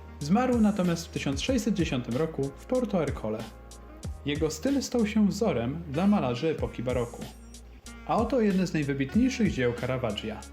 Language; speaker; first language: Polish; native; Polish